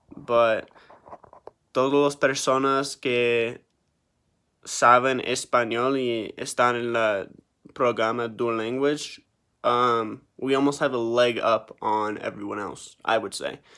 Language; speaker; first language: Spanish; early bilingual, heritage; Spanish